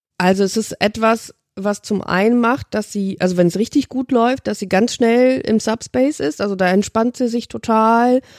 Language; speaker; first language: German; early bilingual, other home language; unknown